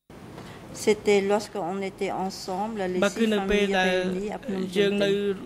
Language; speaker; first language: French; non-native, local second language; Khmer